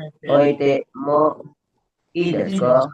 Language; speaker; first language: Japanese; non-native, learner; Filipino